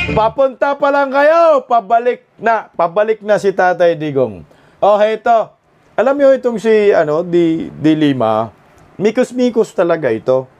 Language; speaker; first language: Filipino; non-native, local second language; Cebuano